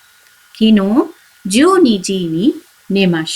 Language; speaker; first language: Japanese; non-native, fluent; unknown